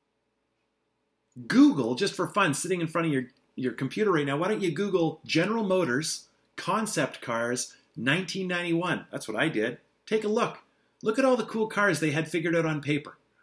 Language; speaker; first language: English; native; English